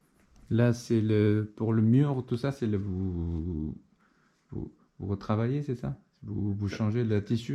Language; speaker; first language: French; non-native, learner; Korean